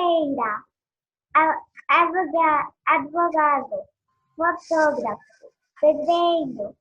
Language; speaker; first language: Portuguese; non-native, learner; Spanish